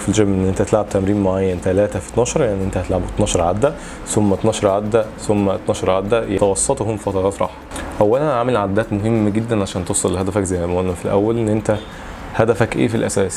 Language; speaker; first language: Arabic; native; Arabic